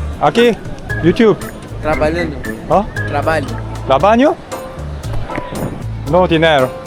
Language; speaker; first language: Portuguese; non-native, learner; Korean